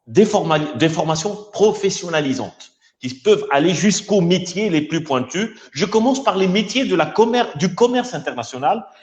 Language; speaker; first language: French; non-native, local second language; Arabic